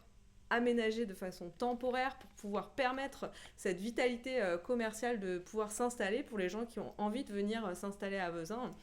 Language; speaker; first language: French; native; French